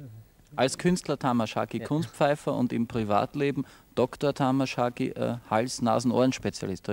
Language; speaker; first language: German; native; German